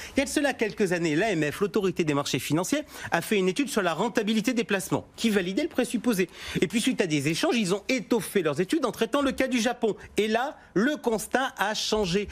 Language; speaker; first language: French; native; French